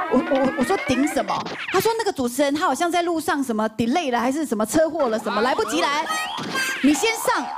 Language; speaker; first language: Chinese; native; Chinese